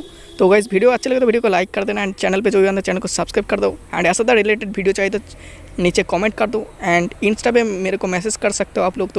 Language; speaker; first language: Hindi; non-native, local second language; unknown